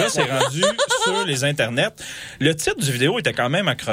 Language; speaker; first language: French; native; French